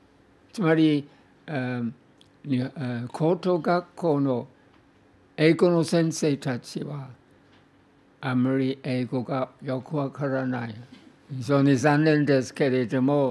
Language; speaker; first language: Japanese; non-native, fluent; English